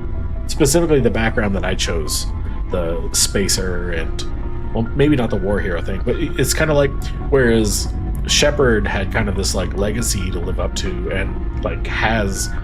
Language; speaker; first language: English; native; English